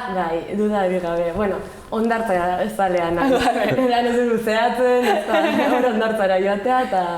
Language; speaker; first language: Basque; non-native, local second language; Spanish